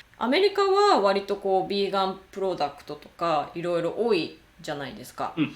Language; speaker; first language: Japanese; native; Japanese